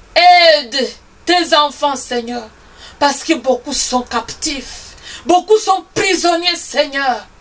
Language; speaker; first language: French; non-native, local second language; Swahili